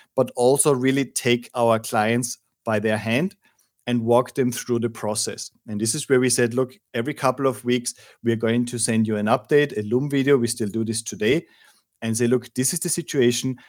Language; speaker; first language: English; non-native, fluent; German